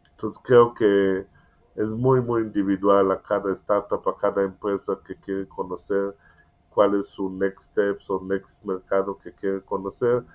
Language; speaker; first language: Spanish; non-native, learner; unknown